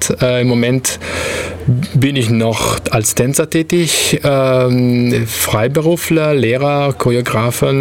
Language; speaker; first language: German; non-native, fluent; Italian